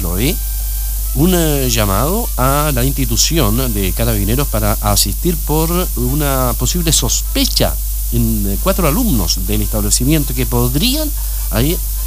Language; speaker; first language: Spanish; native; Spanish